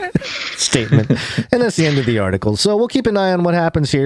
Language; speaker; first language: English; native; English